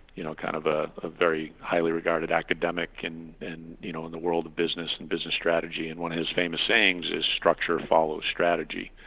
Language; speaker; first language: English; native; English